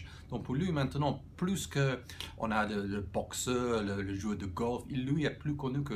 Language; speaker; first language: French; non-native, fluent; English